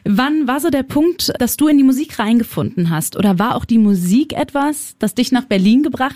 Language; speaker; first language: German; native; German